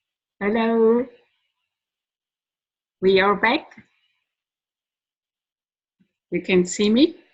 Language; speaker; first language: English; non-native, fluent; German